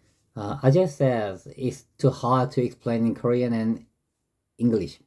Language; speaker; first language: English; non-native, learner; Korean